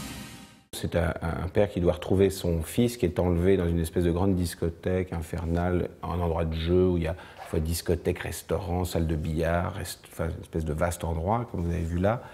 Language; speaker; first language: French; native; French